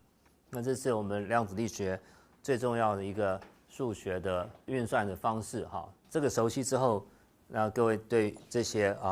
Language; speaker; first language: Chinese; native; Chinese